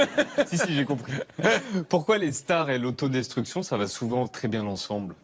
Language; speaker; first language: French; native; French